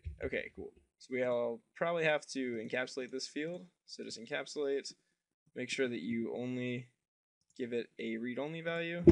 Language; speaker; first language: English; native; English